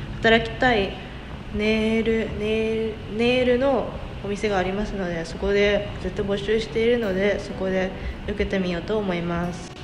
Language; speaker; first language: Japanese; early bilingual, heritage; Japanese